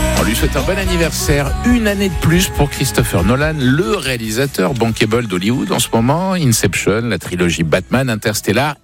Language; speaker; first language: French; native; French